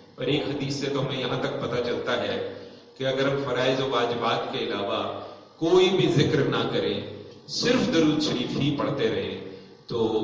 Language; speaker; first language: Urdu; non-native, local second language; Punjabi